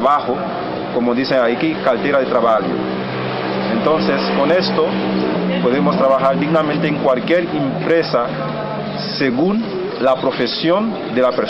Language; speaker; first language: Spanish; non-native, fluent; Haitian Creole